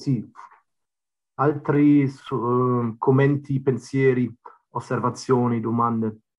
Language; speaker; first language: Italian; non-native, fluent; German